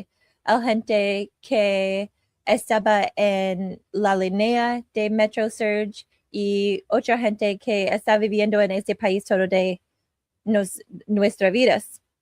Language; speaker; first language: Spanish; non-native, learner; English